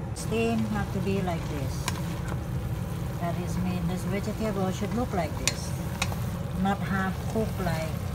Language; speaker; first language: English; non-native, learner; Thai